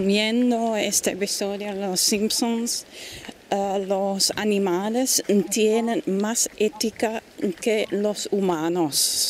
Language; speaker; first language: Spanish; non-native, fluent; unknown